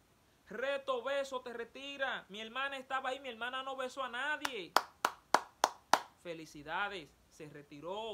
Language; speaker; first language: Spanish; native; Spanish